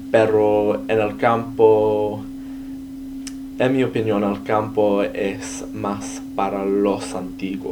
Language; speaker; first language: Spanish; non-native, learner; English